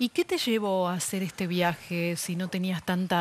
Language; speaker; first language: Spanish; native; Spanish